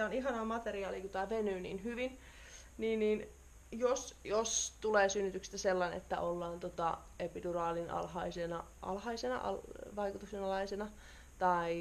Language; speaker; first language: Finnish; native; Finnish